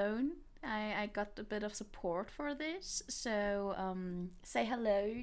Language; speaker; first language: English; non-native, fluent; German